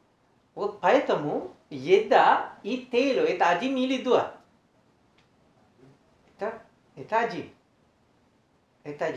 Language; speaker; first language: Russian; non-native, learner; Sinhala